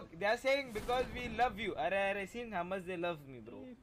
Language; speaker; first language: English; non-native, local second language; Hindi